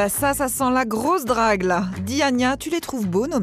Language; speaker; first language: French; native; French